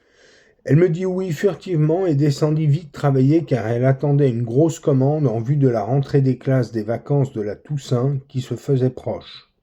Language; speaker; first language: French; native; French